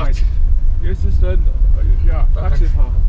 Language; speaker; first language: German; non-native, fluent; Mongolian